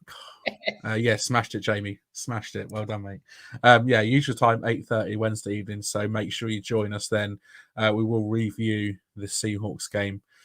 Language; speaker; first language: English; native; English